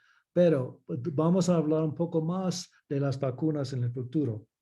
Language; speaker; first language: Spanish; early bilingual, heritage; English